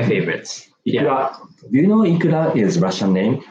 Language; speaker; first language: English; non-native, learner; Japanese